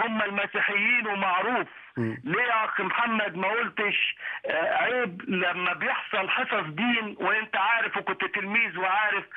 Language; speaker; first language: Arabic; native; Arabic